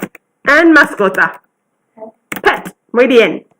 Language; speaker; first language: Spanish; non-native, fluent; English